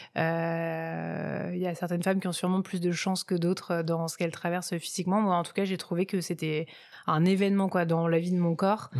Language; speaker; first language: French; native; French